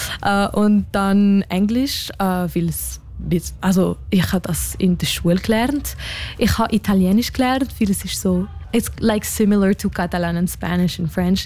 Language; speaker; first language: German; non-native, local second language; French